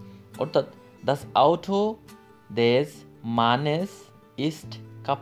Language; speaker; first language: German; non-native, fluent; Bangla